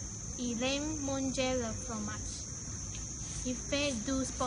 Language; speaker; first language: French; non-native, learner; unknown